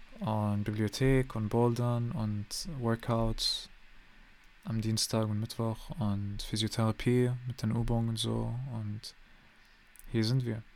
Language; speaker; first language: German; non-native, learner; English